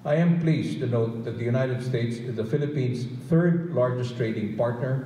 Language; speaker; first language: English; non-native, local second language; Filipino